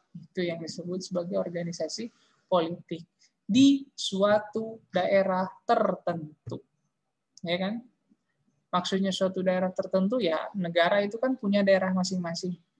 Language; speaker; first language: Malay; non-native, local second language; Sundanese